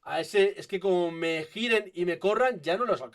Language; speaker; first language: Spanish; native; Spanish